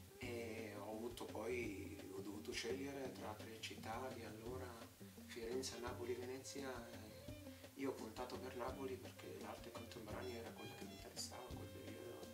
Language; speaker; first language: Italian; non-native, fluent; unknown